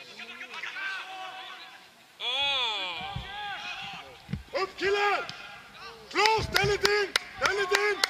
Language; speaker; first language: Swedish; native; Swedish